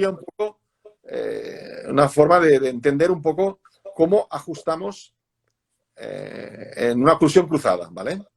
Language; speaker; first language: Spanish; native; Spanish